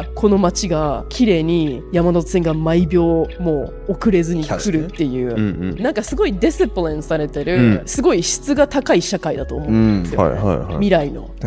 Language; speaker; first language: Japanese; native; Japanese